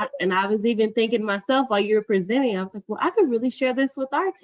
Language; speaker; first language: English; native; English